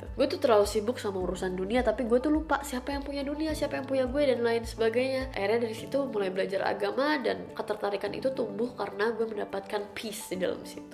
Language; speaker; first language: Indonesian; native; Indonesian